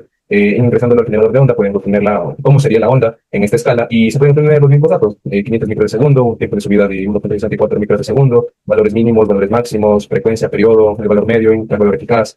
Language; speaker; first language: Spanish; native; Spanish